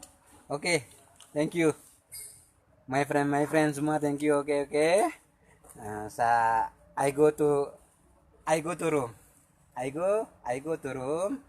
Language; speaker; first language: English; non-native, learner; Achinese